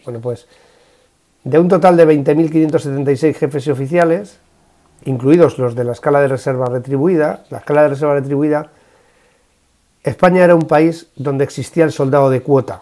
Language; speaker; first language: Spanish; native; Spanish